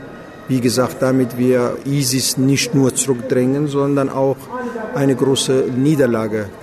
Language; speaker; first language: German; non-native, fluent; Kurdish